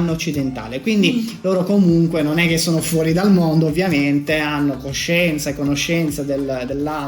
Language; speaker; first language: Italian; native; Italian